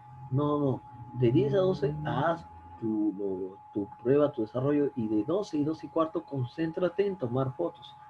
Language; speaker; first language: Spanish; native; Spanish